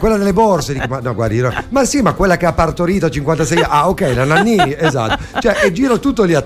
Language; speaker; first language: Italian; native; Italian